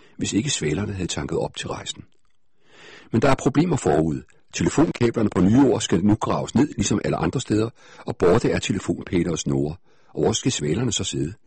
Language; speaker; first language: Danish; native; Danish